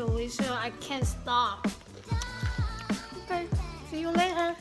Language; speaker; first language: English; non-native, learner; Chinese